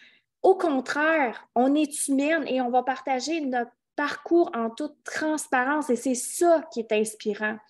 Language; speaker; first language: French; native; French